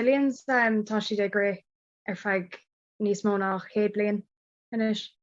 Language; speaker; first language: Irish; non-native, local second language; English